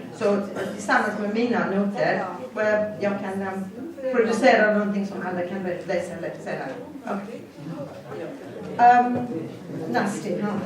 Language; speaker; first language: Swedish; non-native, fluent; Persian